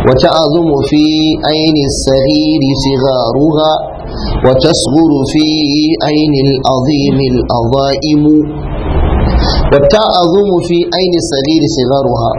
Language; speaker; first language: Arabic; non-native, fluent; Hausa